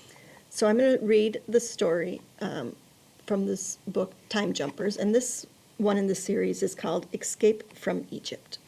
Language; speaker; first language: English; native; English